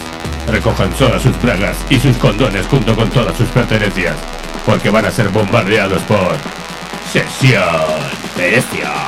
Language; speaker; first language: Spanish; native; Spanish